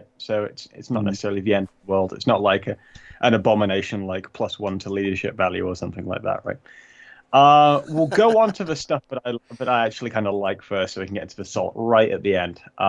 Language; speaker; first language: English; native; English